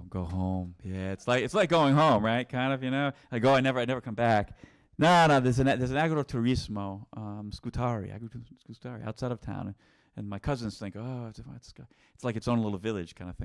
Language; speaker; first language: English; native; English